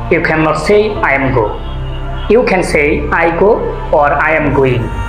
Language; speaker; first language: English; non-native, local second language; Bangla